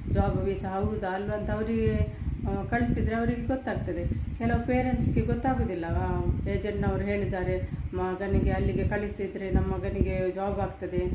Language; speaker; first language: Kannada; non-native, local second language; Tulu